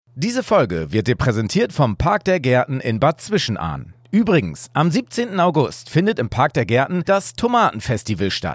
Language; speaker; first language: German; native; German